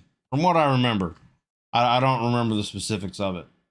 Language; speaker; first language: English; native; English